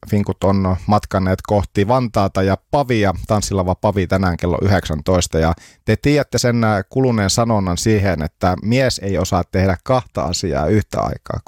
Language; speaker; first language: Finnish; native; Finnish